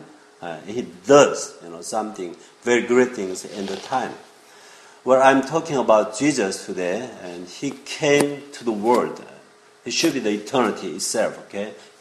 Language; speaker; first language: English; non-native, fluent; Korean